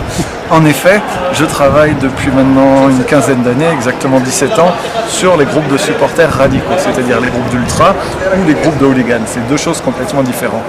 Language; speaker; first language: French; native; French